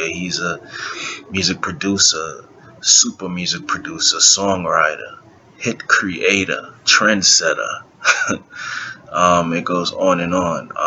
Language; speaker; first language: English; native; English